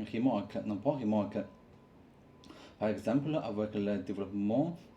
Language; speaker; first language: French; non-native, learner; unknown